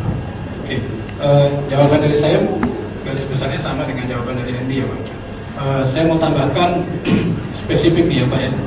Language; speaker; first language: Indonesian; native; Indonesian